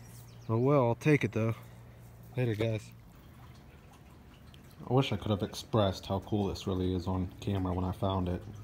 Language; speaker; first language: English; native; English